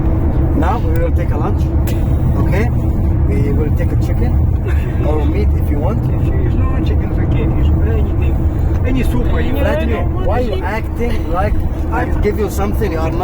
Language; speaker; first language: English; non-native, learner; Arabic